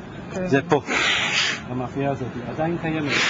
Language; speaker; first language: Hebrew; non-native, fluent; Ladino